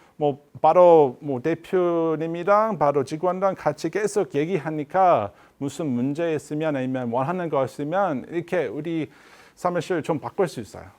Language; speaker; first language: Korean; non-native, learner; English